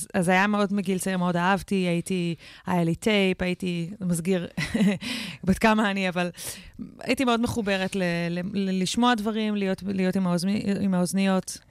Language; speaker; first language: Hebrew; native; Hebrew